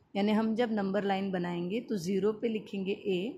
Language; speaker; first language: Hindi; non-native, local second language; Marathi